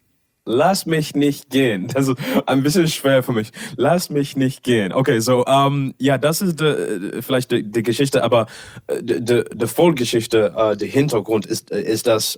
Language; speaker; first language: German; non-native, learner; English